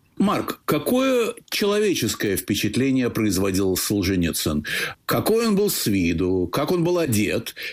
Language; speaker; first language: Russian; native; Russian